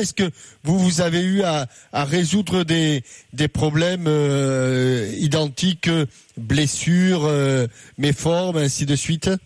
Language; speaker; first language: French; native; French